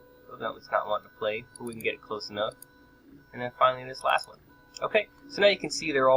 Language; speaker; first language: English; native; English